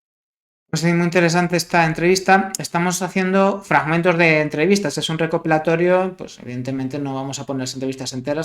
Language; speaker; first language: Spanish; native; Spanish